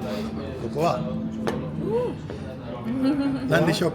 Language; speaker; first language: Japanese; non-native, fluent; Urdu